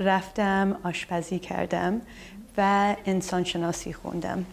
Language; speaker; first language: Persian; early bilingual, heritage; Persian